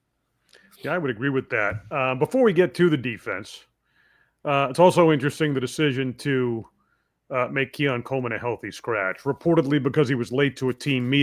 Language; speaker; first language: English; native; English